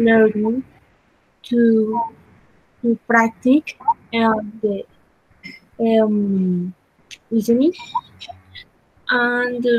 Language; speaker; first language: English; non-native, learner; Spanish